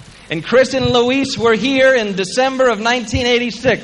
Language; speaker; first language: English; native; English